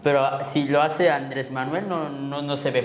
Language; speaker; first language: Spanish; native; Spanish